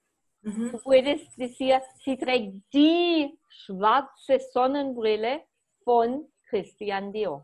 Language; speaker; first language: German; non-native, fluent; Spanish